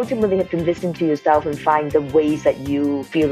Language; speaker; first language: English; non-native, local second language; Cantonese